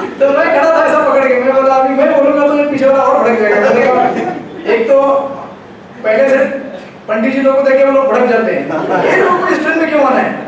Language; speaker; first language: Hindi; non-native, local second language; Marathi